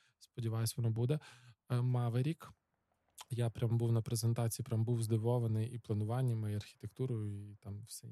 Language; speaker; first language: Ukrainian; native; Ukrainian